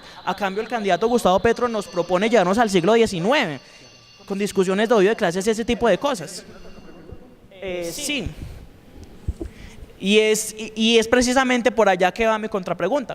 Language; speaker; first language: Spanish; native; Spanish